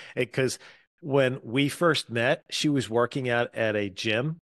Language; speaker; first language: English; native; English